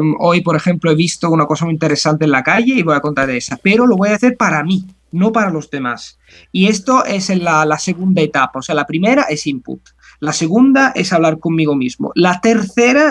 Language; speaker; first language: Spanish; non-native, fluent; Italian